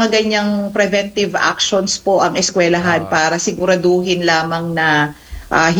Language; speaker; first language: Filipino; native; Filipino